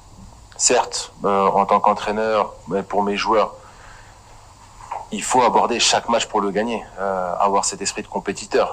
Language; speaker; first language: French; native; French